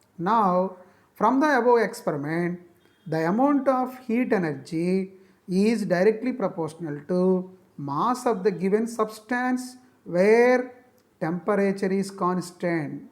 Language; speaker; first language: English; non-native, local second language; Telugu